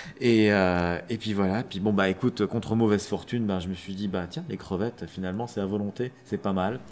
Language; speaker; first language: French; non-native, local second language; Arabic